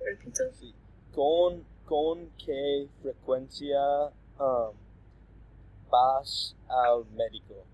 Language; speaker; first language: Spanish; non-native, learner; English